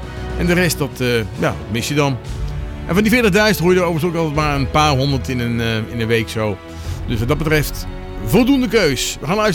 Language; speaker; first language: Dutch; native; Dutch